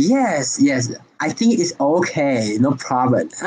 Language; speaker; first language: English; non-native, learner; Chinese